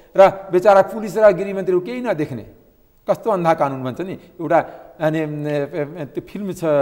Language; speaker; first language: Nepali; non-native, local second language; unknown